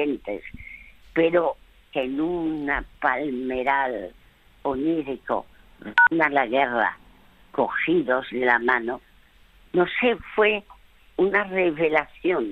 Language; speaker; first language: Spanish; early bilingual, other home language; French